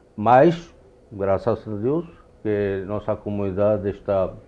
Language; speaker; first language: Portuguese; non-native, fluent; Urdu